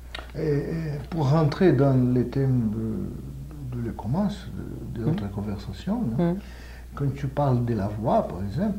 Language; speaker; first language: French; non-native, fluent; Portuguese